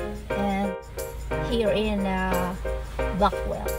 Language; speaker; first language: English; non-native, learner; Filipino